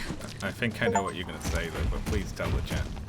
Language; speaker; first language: English; native; English